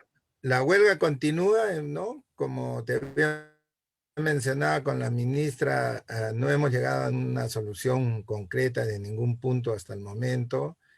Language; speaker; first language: Spanish; native; Spanish